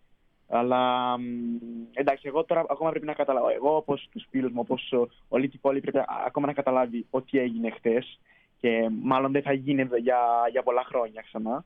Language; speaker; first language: Greek; early bilingual, heritage; Greek